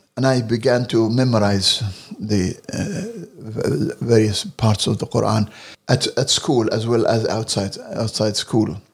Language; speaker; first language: English; non-native, fluent; Arabic